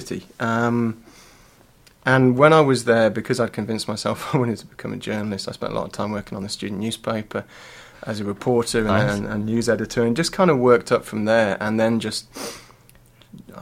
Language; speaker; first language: English; native; English